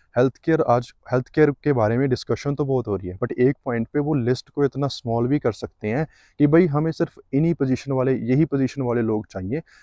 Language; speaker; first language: Hindi; non-native, local second language; Punjabi